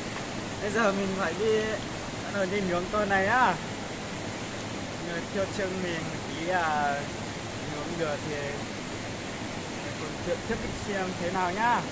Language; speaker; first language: Vietnamese; non-native, local second language; Hmong